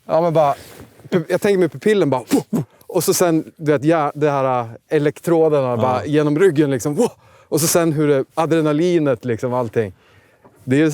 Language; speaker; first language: Swedish; native; Swedish